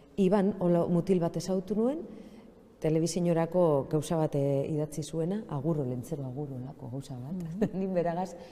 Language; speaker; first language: Basque; non-native, local second language; Spanish